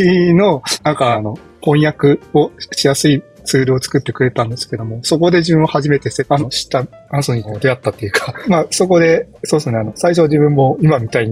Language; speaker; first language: Japanese; native; Japanese